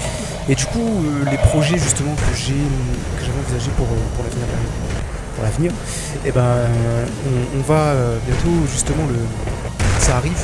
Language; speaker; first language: French; native; French